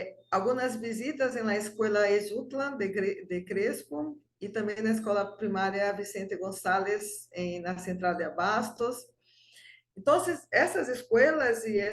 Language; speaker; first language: Portuguese; non-native, fluent; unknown